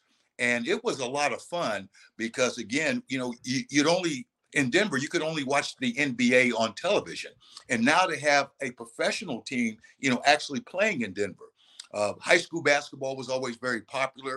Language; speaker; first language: English; native; English